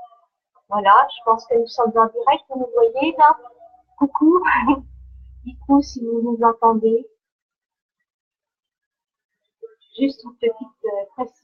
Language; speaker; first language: French; native; French